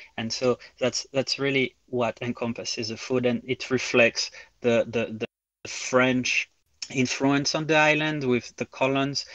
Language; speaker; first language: English; non-native, fluent; French